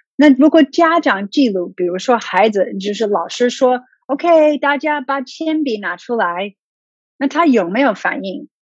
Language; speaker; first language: Chinese; non-native, fluent; English